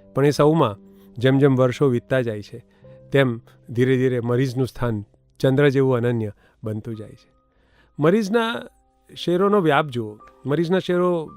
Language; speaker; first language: Gujarati; native; Gujarati